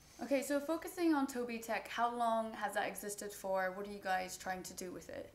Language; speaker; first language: English; native; English